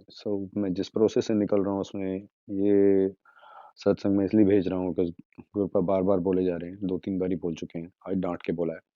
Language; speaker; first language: Hindi; native; Hindi